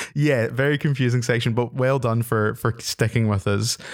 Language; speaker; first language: English; native; English